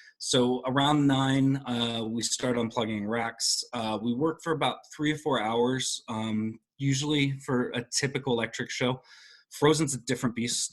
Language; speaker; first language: English; native; English